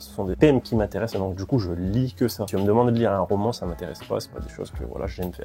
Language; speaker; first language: French; native; French